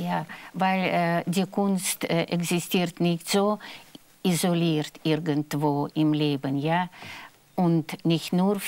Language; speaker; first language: German; non-native, fluent; Russian